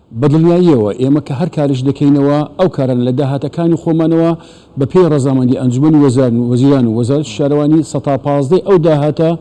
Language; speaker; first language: Central Kurdish; native; Central Kurdish